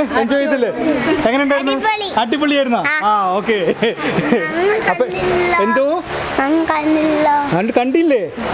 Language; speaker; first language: Malayalam; native; Malayalam